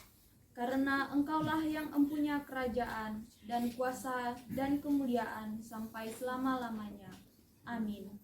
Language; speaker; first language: Indonesian; native; Indonesian